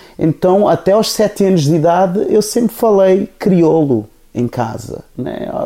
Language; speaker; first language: Portuguese; non-native, local second language; Kabuverdianu